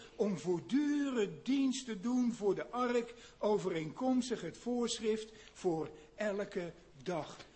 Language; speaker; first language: Dutch; native; Dutch